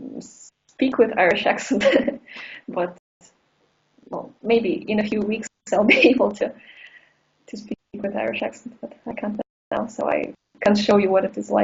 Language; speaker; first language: English; non-native, fluent; Russian